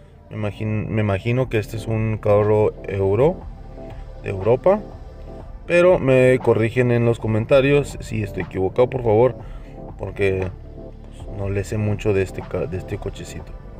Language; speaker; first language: Spanish; early bilingual, heritage; Spanish